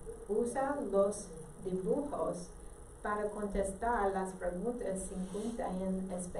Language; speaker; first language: Spanish; non-native, fluent; English